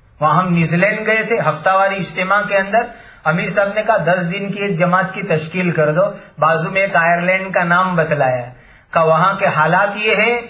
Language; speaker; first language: Urdu; non-native, local second language; Gujarati